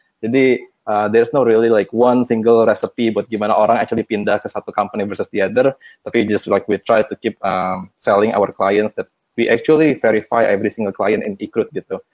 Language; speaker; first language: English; non-native, fluent; Indonesian